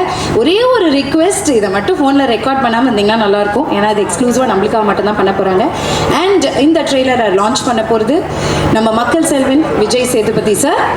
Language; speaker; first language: Tamil; native; Tamil